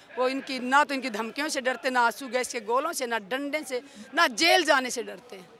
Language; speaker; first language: Hindi; native; Hindi